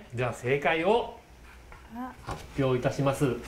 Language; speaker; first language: Japanese; native; Japanese